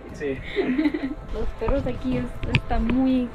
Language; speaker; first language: Spanish; non-native, learner; English